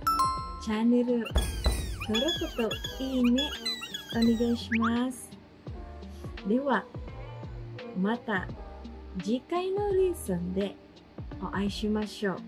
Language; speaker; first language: Japanese; non-native, fluent; Cebuano